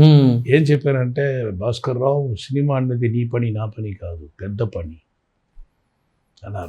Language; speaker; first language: Telugu; non-native, local second language; Tamil